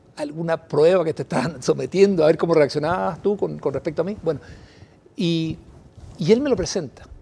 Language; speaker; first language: Spanish; native; Spanish